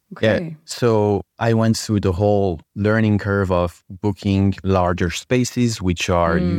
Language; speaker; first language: English; non-native, fluent; French